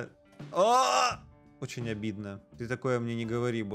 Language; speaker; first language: Russian; native; Russian